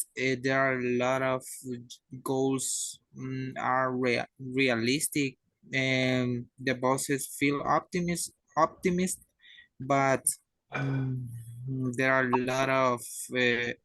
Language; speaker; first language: English; non-native, learner; Spanish